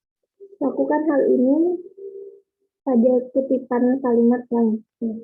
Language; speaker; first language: Indonesian; native; Indonesian